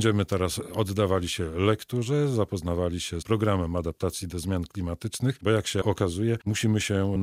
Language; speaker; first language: Polish; native; Polish